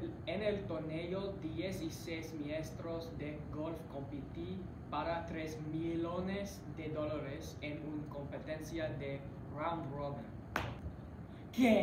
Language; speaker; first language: Spanish; non-native, learner; English